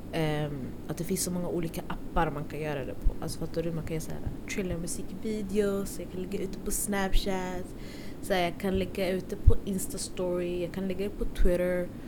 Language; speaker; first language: Swedish; early bilingual, other home language; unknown